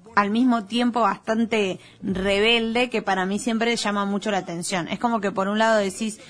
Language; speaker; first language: Spanish; native; Spanish